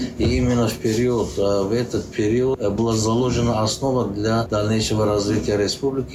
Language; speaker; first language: Russian; non-native, local second language; Tajik